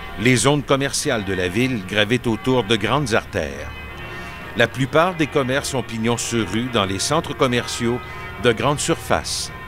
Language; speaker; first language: French; native; French